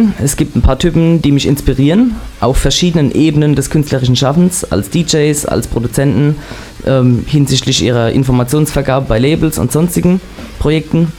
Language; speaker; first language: German; native; German